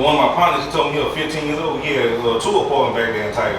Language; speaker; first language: English; native; English